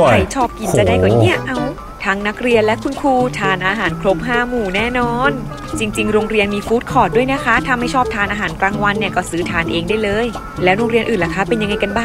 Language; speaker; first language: Thai; native; Thai